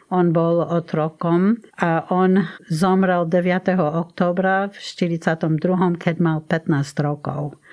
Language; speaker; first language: Slovak; non-native, fluent; English